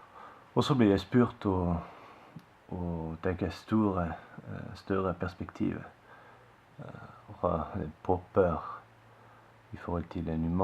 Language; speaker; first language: Norwegian; non-native, fluent; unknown